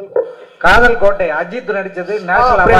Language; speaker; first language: Tamil; native; Tamil